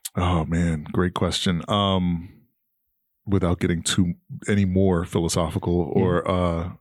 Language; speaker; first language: English; native; English